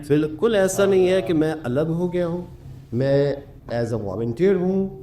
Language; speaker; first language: Urdu; early bilingual, heritage; Urdu